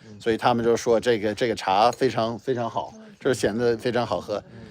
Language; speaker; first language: Chinese; non-native, fluent; English